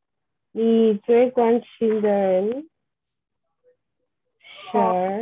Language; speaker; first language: Chinese; non-native, learner; English